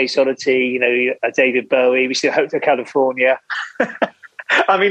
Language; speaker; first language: English; native; English